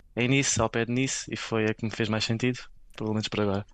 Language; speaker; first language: Portuguese; native; Portuguese